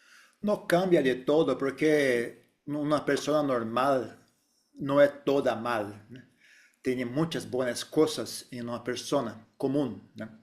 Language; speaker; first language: Spanish; non-native, fluent; Portuguese